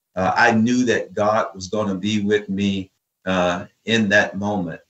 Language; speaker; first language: English; native; English